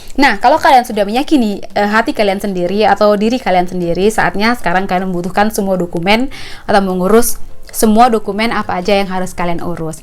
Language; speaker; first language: Indonesian; native; Indonesian